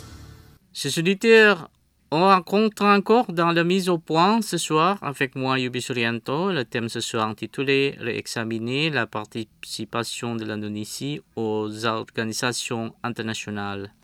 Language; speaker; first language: French; non-native, fluent; Indonesian